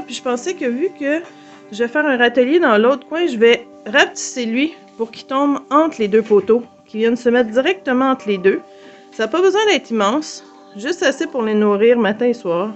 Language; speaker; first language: French; native; French